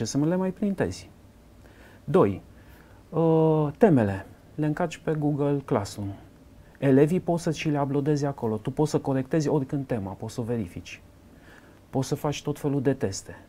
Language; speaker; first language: Romanian; native; Romanian